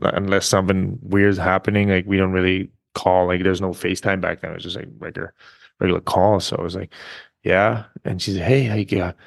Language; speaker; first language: English; non-native, fluent; German